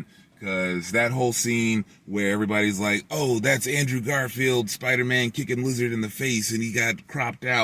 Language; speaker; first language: English; native; English